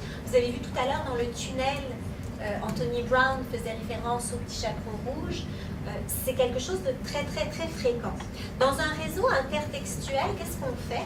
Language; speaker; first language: French; native; French